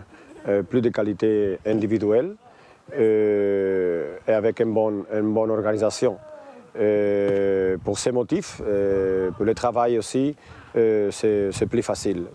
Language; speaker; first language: French; non-native, learner; Spanish